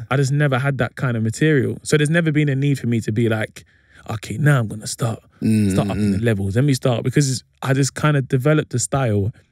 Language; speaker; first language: English; native; English